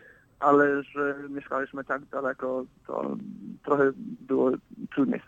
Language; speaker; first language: Polish; early bilingual, heritage; English